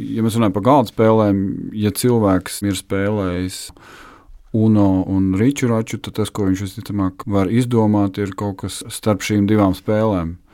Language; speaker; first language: Latvian; native; Latvian